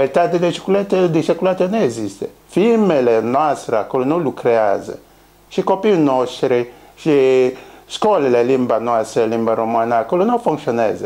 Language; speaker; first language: Romanian; non-native, learner; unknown